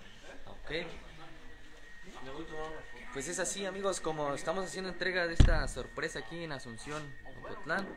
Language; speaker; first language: Spanish; native; Spanish